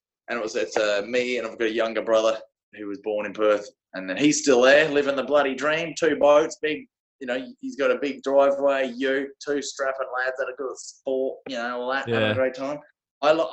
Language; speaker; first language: English; native; English